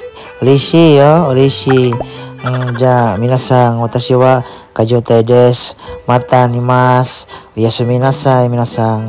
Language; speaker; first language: Japanese; non-native, learner; Filipino